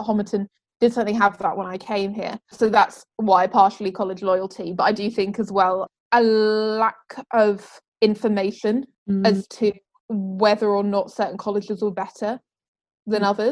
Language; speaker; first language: English; native; English